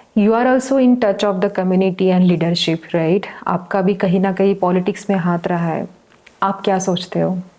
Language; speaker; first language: Hindi; native; Hindi